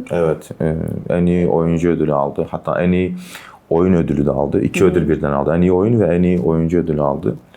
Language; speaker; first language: Turkish; non-native, local second language; Kurdish